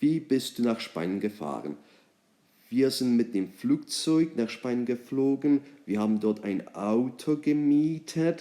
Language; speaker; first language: German; non-native, fluent; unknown